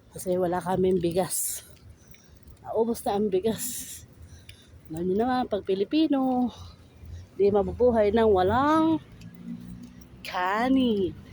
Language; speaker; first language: Filipino; native; Filipino